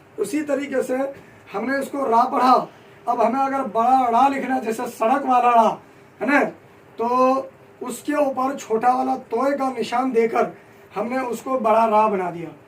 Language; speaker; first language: Hindi; native; Hindi